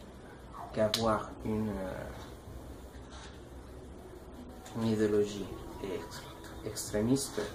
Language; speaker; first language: French; non-native, learner; Spanish